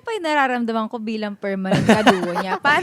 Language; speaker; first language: Filipino; native; Filipino